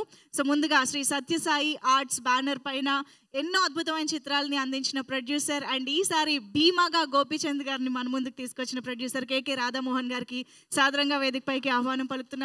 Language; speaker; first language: Telugu; native; Telugu